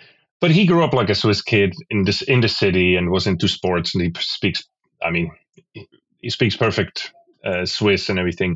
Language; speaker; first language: English; non-native, fluent; Swiss German